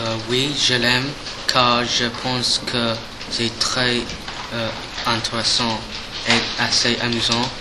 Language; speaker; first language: French; non-native, learner; English